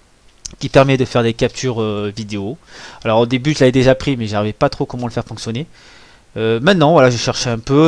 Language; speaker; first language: French; native; French